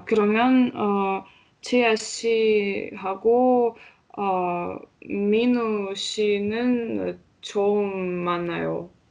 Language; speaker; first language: Korean; non-native, learner; Latvian